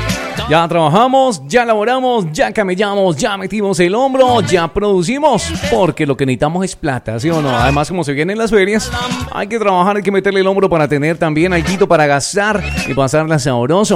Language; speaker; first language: Spanish; native; Spanish